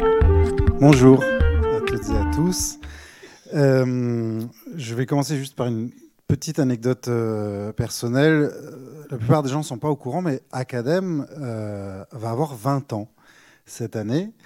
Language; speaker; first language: French; native; French